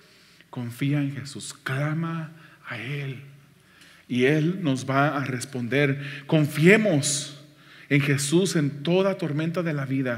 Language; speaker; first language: Spanish; native; Spanish